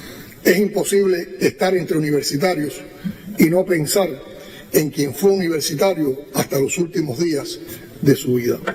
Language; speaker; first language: Spanish; native; Spanish